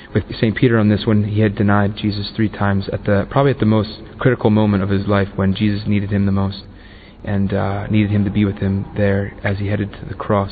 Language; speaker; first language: English; native; English